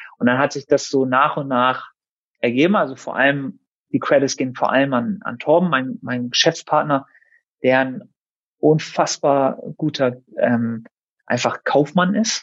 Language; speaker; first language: German; native; German